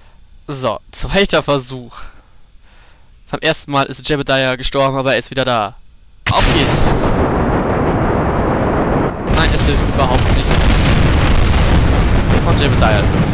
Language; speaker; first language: German; native; German